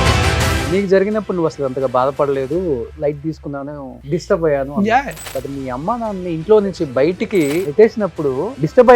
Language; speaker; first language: Telugu; native; Telugu